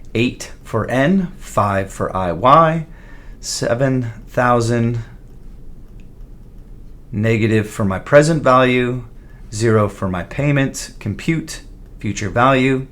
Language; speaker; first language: English; native; English